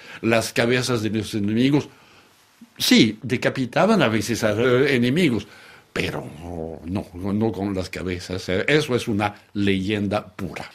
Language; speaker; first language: Spanish; non-native, fluent; French